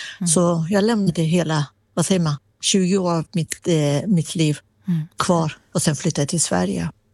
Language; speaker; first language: Swedish; non-native, fluent; Persian